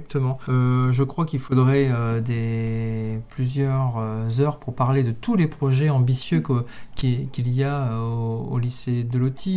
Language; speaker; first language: French; native; French